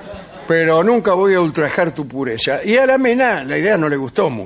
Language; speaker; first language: Spanish; native; Spanish